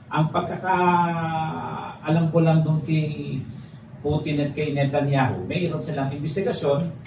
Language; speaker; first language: Filipino; native; Filipino